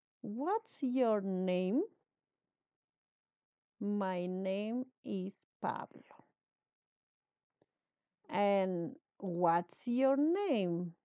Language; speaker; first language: English; non-native, learner; Spanish